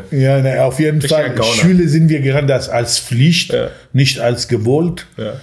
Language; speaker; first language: German; non-native, fluent; Persian